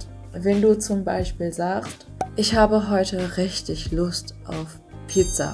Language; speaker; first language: German; non-native, fluent; Vietnamese